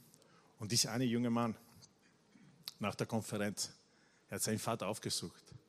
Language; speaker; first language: German; non-native, fluent; Italian